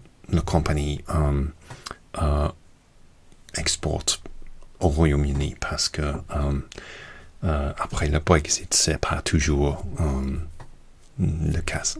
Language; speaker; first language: French; non-native, learner; English